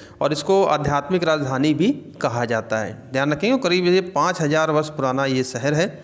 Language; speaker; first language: Hindi; native; Hindi